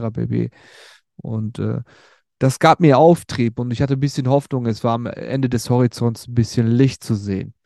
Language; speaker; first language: German; early bilingual, other home language; Turkish